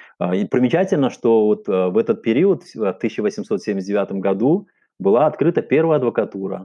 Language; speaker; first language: Russian; non-native, local second language; Uzbek